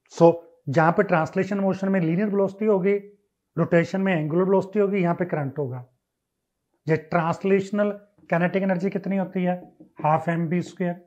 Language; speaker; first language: Hindi; non-native, local second language; Punjabi